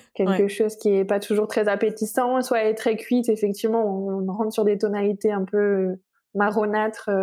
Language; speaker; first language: French; native; French